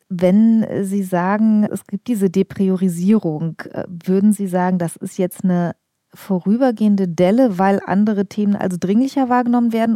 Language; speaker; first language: German; native; German